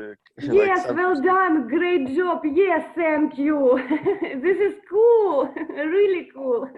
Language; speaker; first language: English; non-native, learner; Russian